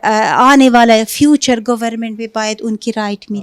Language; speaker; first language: Hindi; non-native, fluent; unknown